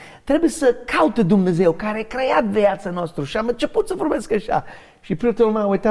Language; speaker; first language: Romanian; non-native, learner; English